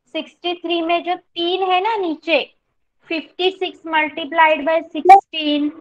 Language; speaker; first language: Hindi; non-native, local second language; Marathi